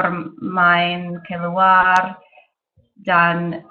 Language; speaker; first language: Indonesian; non-native, learner; English